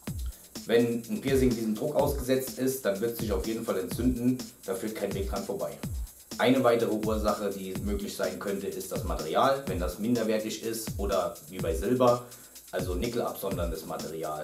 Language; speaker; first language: German; native; German